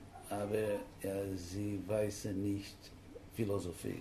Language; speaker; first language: German; non-native, learner; English